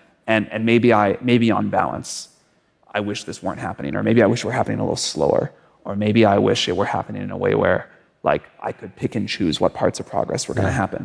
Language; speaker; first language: English; native; English